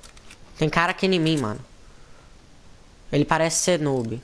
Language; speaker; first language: Portuguese; native; Portuguese